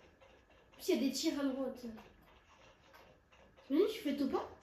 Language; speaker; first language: French; native; French